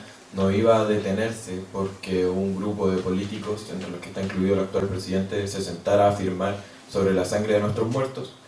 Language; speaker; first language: Spanish; native; Spanish